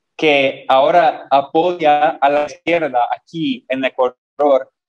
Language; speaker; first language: Spanish; non-native, fluent; English